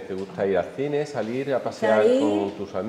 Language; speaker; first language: Spanish; native; Spanish